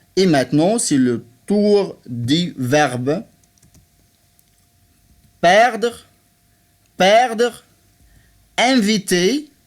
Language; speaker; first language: French; non-native, fluent; Arabic